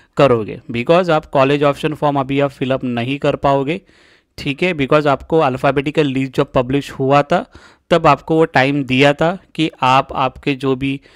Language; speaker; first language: Hindi; non-native, local second language; Marathi